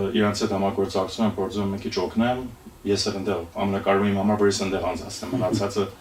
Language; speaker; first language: Armenian; early bilingual, heritage; Armenian